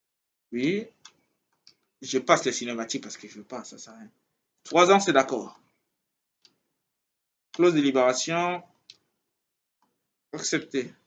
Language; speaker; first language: French; native; French